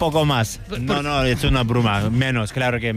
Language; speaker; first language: Spanish; non-native, learner; Turkish